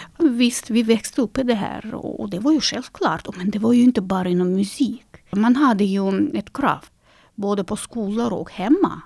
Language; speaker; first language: Swedish; non-native, fluent; Russian